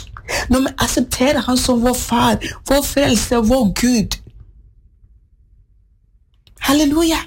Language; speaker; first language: Norwegian; non-native, fluent; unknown